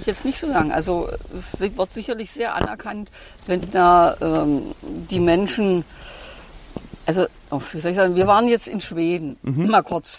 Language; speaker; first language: German; native; German